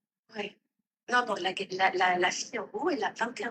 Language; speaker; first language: French; native; French